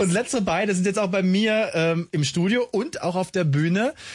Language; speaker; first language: German; native; German